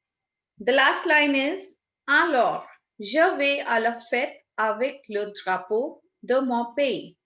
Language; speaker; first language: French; non-native, fluent; Hindi